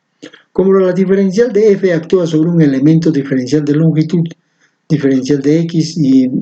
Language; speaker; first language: Spanish; native; Spanish